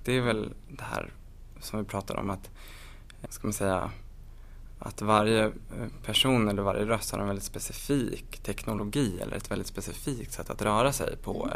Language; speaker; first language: Swedish; native; Swedish